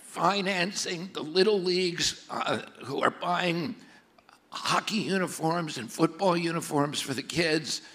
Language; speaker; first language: English; native; English